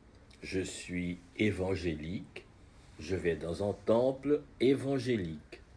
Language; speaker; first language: French; non-native, fluent; Portuguese